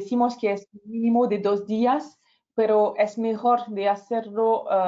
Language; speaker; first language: Spanish; non-native, fluent; French